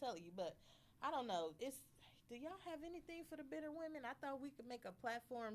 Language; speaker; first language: English; native; English